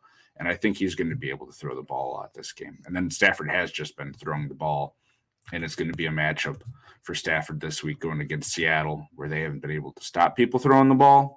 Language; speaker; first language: English; native; English